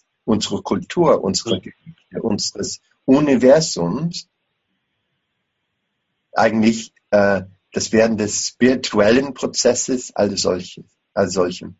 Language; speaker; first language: German; non-native, fluent; English